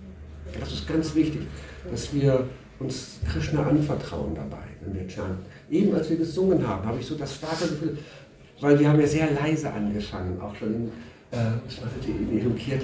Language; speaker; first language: German; native; German